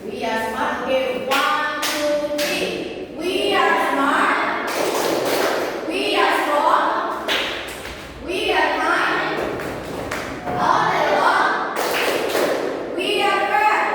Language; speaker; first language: English; non-native, fluent; Indonesian